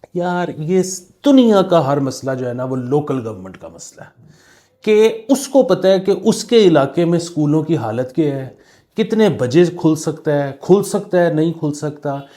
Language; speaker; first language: Urdu; non-native, local second language; Punjabi